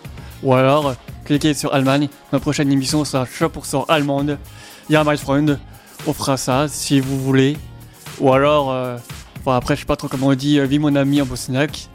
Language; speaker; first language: French; native; French